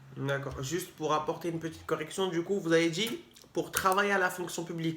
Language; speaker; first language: French; native; French